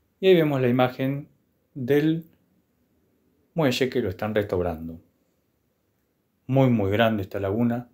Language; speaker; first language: Spanish; native; Spanish